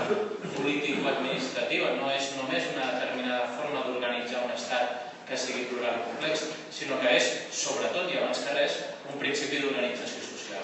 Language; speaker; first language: Catalan; native; Catalan